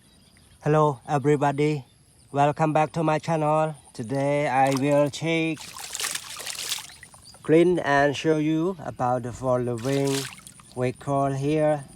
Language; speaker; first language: English; non-native, learner; Indonesian